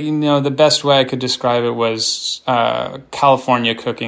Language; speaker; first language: English; native; English